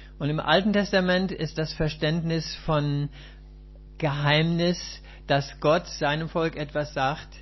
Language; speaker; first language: German; native; German